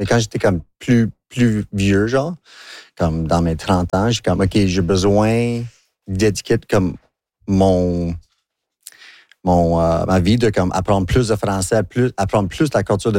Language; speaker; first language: French; non-native, local second language; English